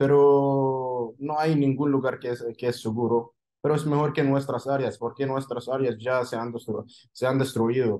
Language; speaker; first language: Spanish; non-native, fluent; Arabic